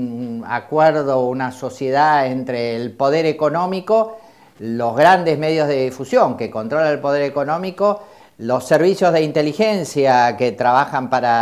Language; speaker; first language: Spanish; native; Spanish